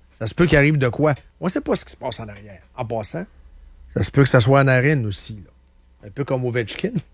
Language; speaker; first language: French; native; French